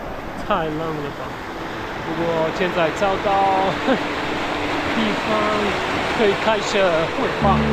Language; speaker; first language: Chinese; non-native, fluent; German